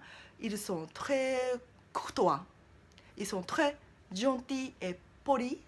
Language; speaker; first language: French; non-native, learner; Japanese